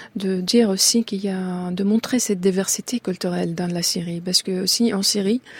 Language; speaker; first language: French; non-native, fluent; Arabic